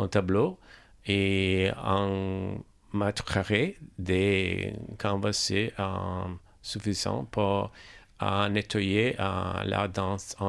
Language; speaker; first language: French; non-native, learner; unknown